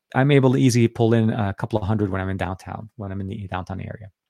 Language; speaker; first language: English; non-native, fluent; Arabic